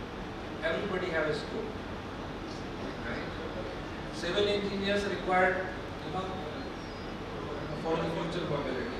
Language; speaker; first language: English; non-native, local second language; Hindi